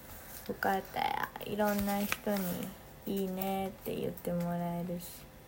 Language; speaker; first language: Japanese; early bilingual, other home language; Korean